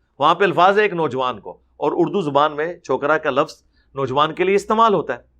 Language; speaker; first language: Urdu; non-native, local second language; Punjabi